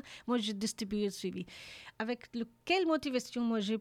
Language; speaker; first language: French; non-native, learner; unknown